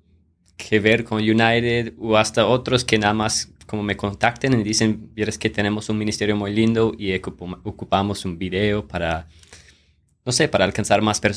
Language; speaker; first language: Spanish; non-native, fluent; English